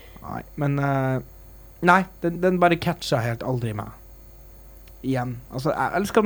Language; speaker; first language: Norwegian; native; Norwegian